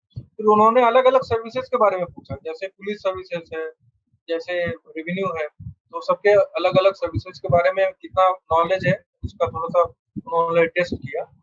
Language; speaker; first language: Hindi; non-native, local second language; Bangla